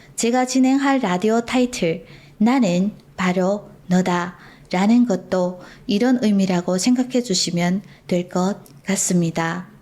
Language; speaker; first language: Korean; early bilingual, heritage; Korean